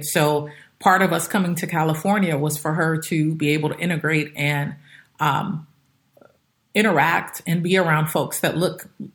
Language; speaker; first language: English; native; English